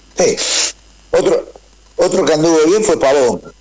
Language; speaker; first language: Spanish; native; Spanish